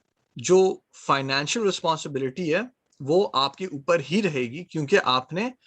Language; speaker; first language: Urdu; native; Urdu